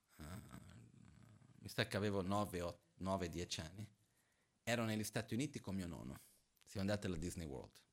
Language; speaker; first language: Italian; non-native, fluent; Portuguese